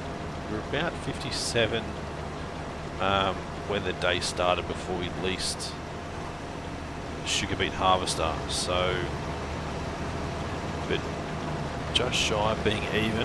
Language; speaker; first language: English; native; English